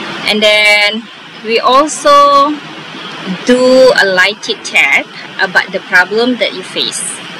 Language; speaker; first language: English; non-native, fluent; Indonesian